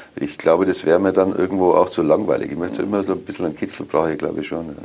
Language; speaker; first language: German; native; German